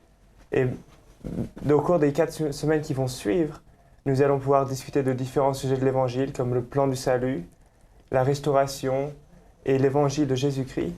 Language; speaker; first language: French; native; French